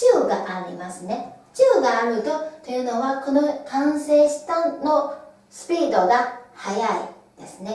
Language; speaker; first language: Japanese; non-native, fluent; Chinese